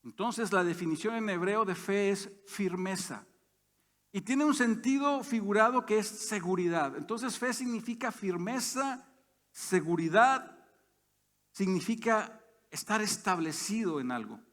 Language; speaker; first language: Spanish; native; Spanish